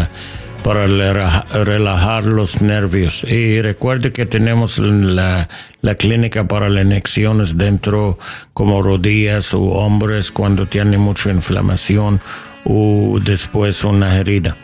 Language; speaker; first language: Spanish; non-native, learner; English